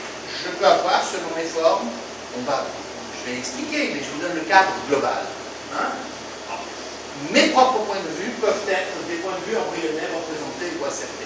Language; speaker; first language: French; native; French